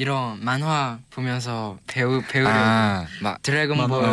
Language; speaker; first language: Korean; non-native, learner; Chinese